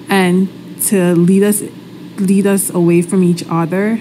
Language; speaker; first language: English; native; English